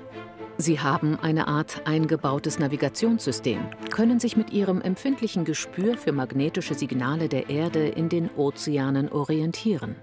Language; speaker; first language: German; native; German